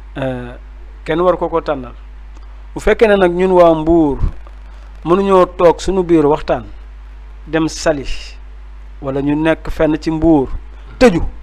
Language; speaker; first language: Wolof; native; Wolof